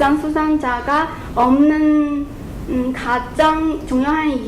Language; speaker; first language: Korean; non-native, fluent; Chinese